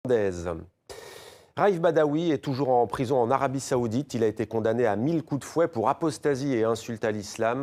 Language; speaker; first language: French; native; French